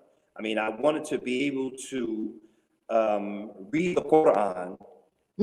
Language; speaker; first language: English; native; English